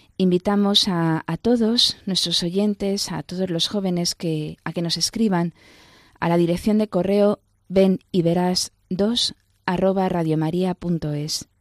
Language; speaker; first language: Spanish; native; Spanish